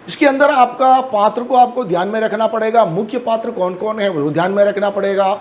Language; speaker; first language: Hindi; non-native, local second language; Malayalam